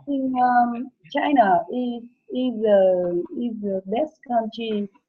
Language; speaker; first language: English; non-native, learner; Vietnamese